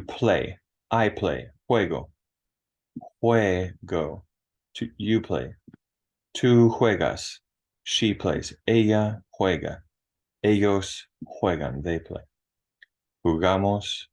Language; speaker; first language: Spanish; non-native, fluent; English